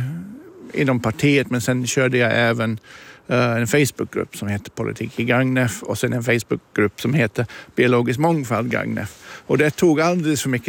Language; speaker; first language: Swedish; non-native, fluent; English